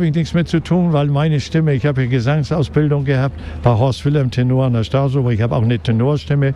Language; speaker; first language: German; native; German